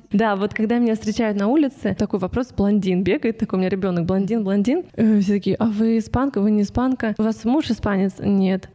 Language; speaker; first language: Russian; native; Russian